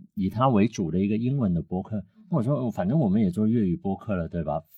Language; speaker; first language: Chinese; non-native, local second language; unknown